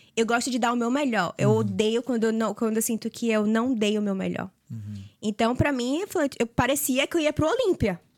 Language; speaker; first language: Portuguese; native; Portuguese